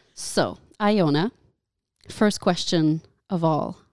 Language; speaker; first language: English; non-native, fluent; French